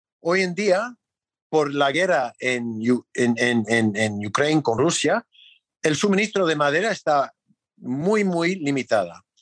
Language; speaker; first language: Spanish; non-native, fluent; English